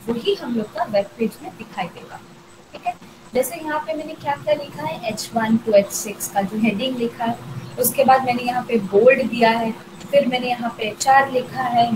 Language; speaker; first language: Hindi; non-native, local second language; Bangla